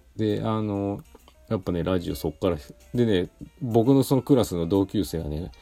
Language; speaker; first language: Japanese; native; Japanese